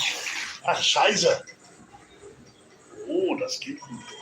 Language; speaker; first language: German; non-native, learner; English